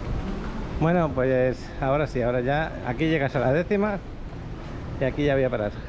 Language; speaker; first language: Spanish; native; Spanish